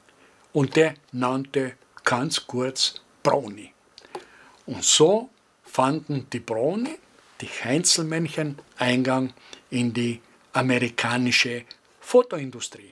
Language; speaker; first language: German; non-native, fluent; Greek